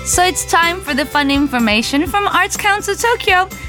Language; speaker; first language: English; non-native, fluent; Japanese